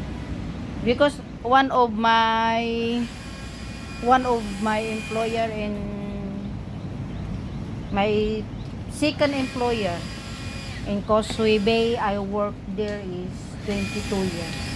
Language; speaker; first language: English; non-native, local second language; Filipino